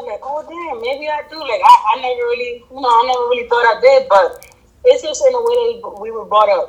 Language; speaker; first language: English; early bilingual, other home language; Spanish